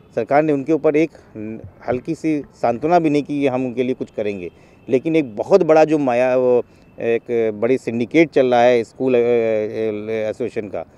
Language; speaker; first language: Hindi; native; Hindi